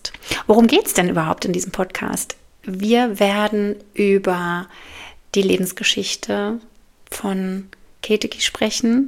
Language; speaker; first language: German; native; German